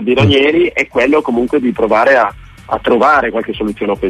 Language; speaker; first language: Italian; native; Italian